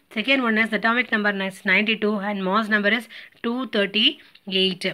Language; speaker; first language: English; non-native, local second language; Tamil